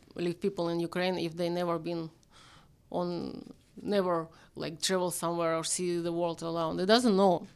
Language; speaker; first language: English; non-native, learner; Ukrainian